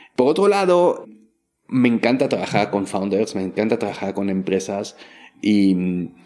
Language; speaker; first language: Spanish; non-native, fluent; French